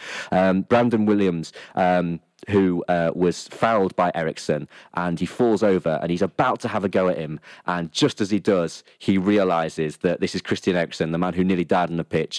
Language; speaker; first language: English; native; English